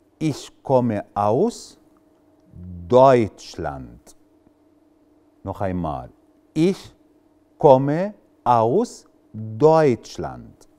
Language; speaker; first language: German; non-native, fluent; Arabic